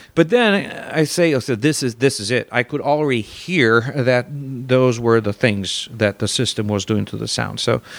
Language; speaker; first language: English; non-native, fluent; Italian